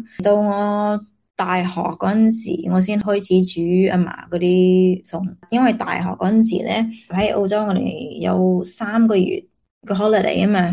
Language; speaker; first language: Cantonese; early bilingual, heritage; Cantonese